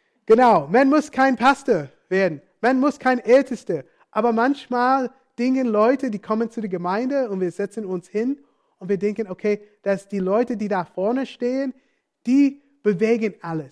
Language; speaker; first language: German; non-native, fluent; English